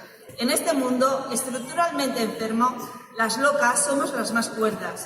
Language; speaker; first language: Spanish; native; Spanish